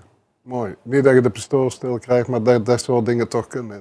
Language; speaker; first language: Dutch; native; Dutch